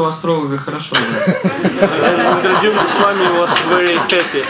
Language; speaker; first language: Russian; native; Russian